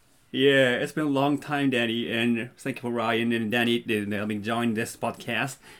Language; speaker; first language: English; non-native, fluent; Japanese